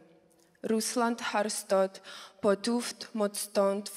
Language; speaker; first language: Swedish; non-native, learner; Ukrainian